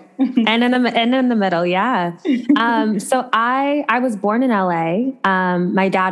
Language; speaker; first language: English; native; English